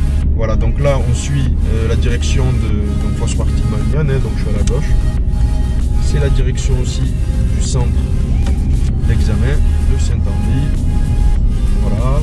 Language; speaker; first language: French; native; French